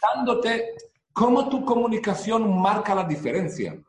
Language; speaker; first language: Spanish; non-native, fluent; Hebrew